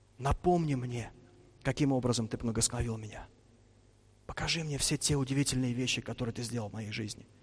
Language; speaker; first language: Russian; native; Russian